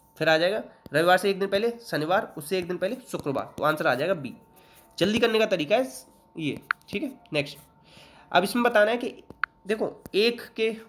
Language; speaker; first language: Hindi; native; Hindi